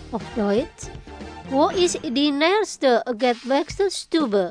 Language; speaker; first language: German; non-native, fluent; Indonesian